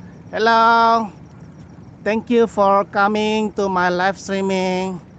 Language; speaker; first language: English; non-native, local second language; Malay